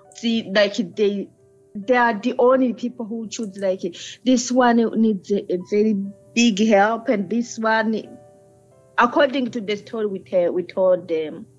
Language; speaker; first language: English; early bilingual, other home language; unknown